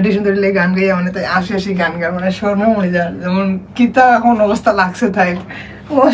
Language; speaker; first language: Bangla; non-native, local second language; Sylheti